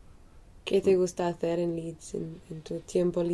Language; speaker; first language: Spanish; non-native, fluent; English